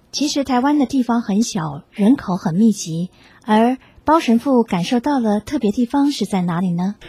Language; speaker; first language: Chinese; native; Chinese